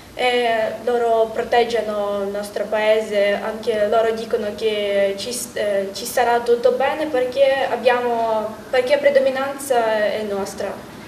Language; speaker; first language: Italian; non-native, learner; Ukrainian